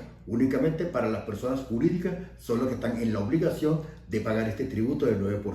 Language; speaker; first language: Spanish; native; Spanish